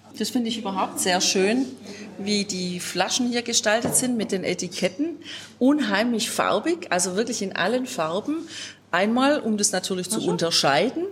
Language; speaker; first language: German; native; German